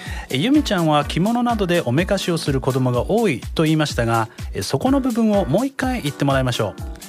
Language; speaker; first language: Japanese; native; Japanese